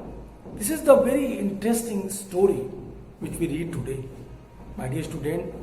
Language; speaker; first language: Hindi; native; Hindi